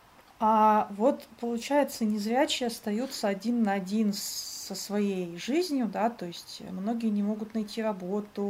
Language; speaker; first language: Russian; native; Russian